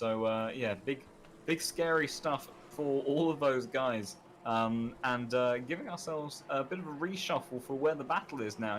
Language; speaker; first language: English; native; English